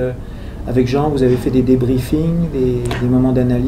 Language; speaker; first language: French; native; French